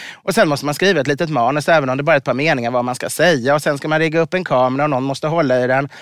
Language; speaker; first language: Swedish; native; Swedish